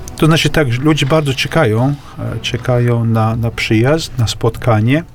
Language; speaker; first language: Polish; non-native, fluent; Latvian